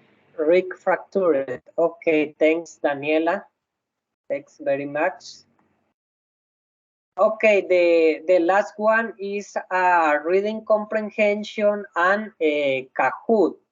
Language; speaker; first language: English; non-native, learner; Spanish